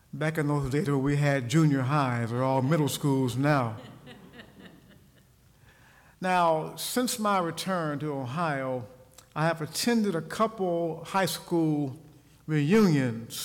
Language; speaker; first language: English; native; English